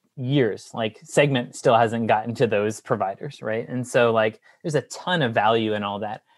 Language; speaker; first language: English; native; English